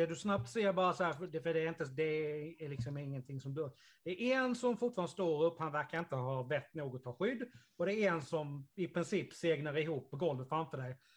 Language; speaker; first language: Swedish; native; Swedish